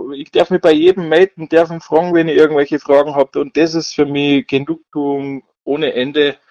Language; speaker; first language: German; native; German